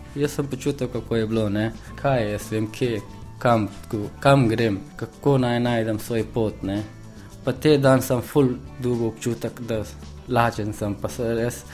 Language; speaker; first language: Slovenian; non-native, learner; Persian